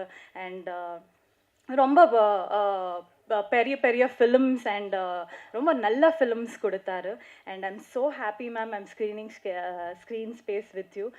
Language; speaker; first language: Tamil; non-native, learner; Kannada